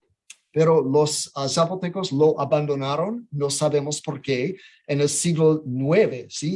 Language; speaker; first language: Spanish; non-native, fluent; English